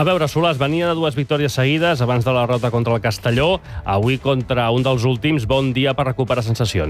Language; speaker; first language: Catalan; native; Catalan